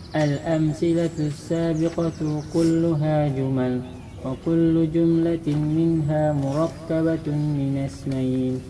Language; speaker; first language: Arabic; non-native, learner; Indonesian